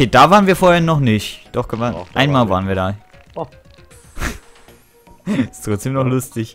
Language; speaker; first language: German; native; German